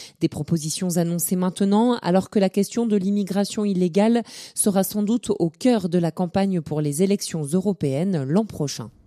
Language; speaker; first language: French; native; French